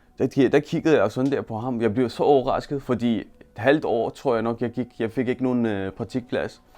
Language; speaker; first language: Danish; non-native, fluent; Turkish